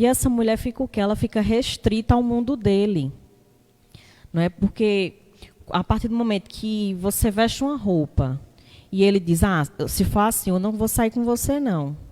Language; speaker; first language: Portuguese; native; Portuguese